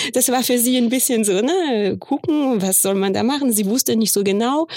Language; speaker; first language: German; non-native, fluent; French